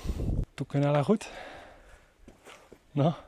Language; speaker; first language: French; non-native, local second language; Dutch